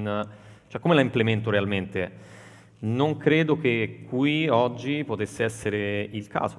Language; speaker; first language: Italian; native; Italian